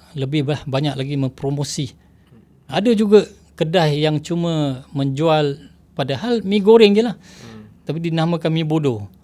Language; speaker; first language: Malay; non-native, local second language; Chinese